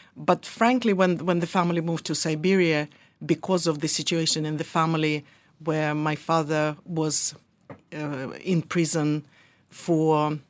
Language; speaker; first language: English; early bilingual, other home language; Russian